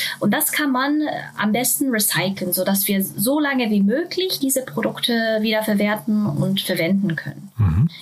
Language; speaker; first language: German; non-native, fluent; Japanese